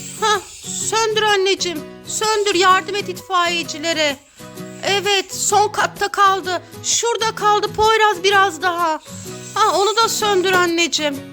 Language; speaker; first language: Turkish; native; Turkish